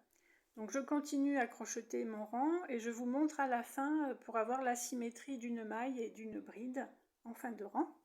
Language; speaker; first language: French; native; French